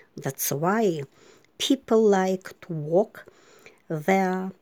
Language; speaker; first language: English; non-native, fluent; Ukrainian